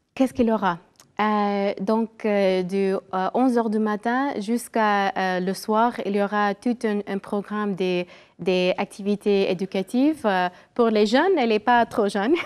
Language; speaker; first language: French; non-native, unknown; English